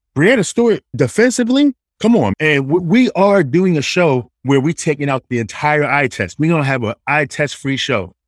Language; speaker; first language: English; native; English